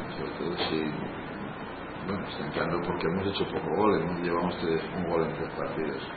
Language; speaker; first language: Spanish; native; Spanish